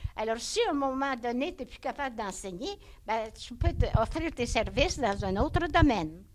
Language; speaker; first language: French; native; French